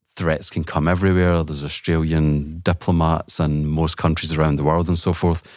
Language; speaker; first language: English; native; English